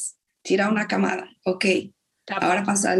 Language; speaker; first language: Spanish; non-native, fluent; Portuguese